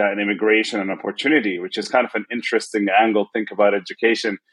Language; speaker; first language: English; non-native, fluent; Arabic